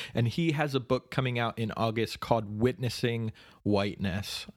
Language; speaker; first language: English; native; English